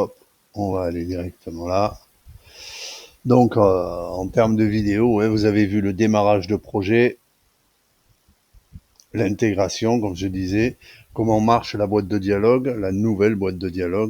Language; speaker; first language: French; native; French